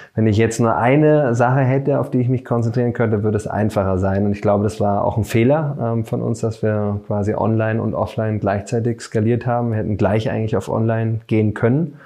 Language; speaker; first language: German; native; German